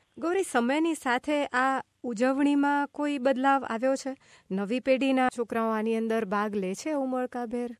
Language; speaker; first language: Gujarati; native; Gujarati